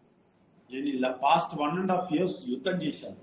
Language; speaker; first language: Telugu; non-native, fluent; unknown